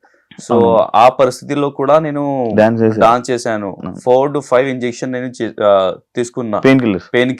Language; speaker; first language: Telugu; non-native, local second language; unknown